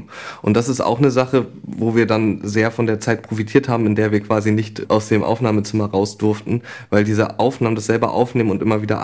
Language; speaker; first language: German; native; German